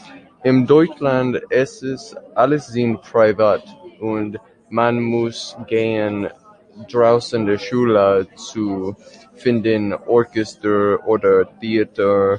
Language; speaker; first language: German; non-native, learner; English